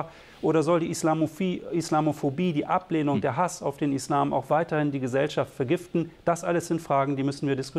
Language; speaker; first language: German; native; German